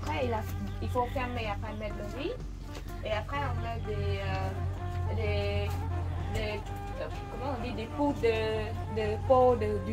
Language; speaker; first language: French; non-native, learner; Khmer